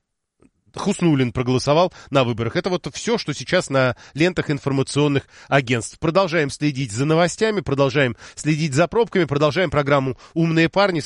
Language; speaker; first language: Russian; native; Russian